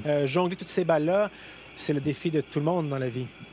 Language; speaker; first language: French; native; French